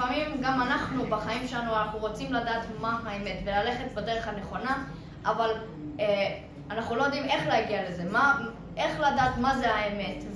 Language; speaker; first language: Hebrew; early bilingual, other home language; English